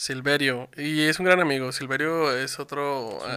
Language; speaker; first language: Spanish; native; Spanish